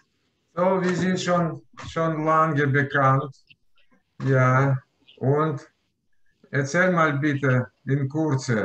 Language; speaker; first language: German; non-native, learner; Russian